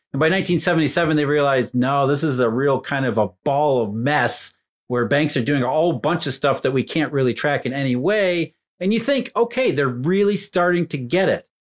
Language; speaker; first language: English; native; English